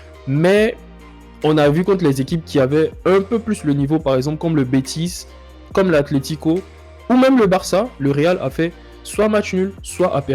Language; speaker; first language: French; native; French